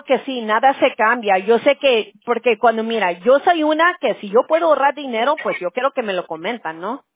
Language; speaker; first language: Spanish; early bilingual, heritage; Spanish